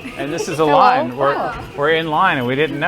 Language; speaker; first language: English; native; English